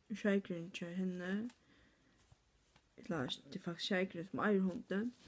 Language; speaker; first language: Norwegian; non-native, learner; Faroese